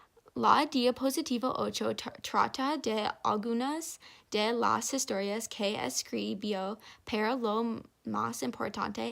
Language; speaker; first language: Spanish; non-native, learner; English